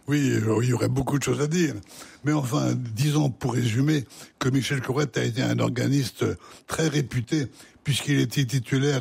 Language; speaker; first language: French; native; French